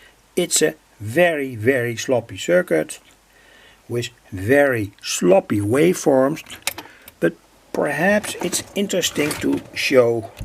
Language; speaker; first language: English; non-native, fluent; Dutch